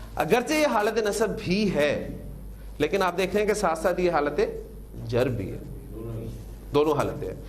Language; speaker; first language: Urdu; native; Urdu